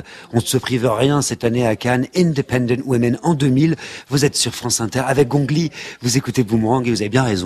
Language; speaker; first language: French; native; French